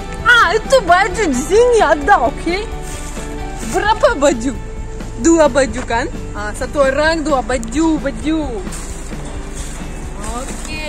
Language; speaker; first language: Indonesian; non-native, learner; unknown